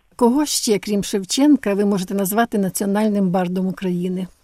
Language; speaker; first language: Ukrainian; native; Ukrainian